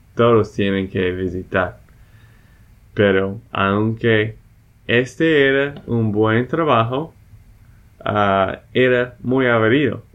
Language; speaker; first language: Spanish; non-native, fluent; English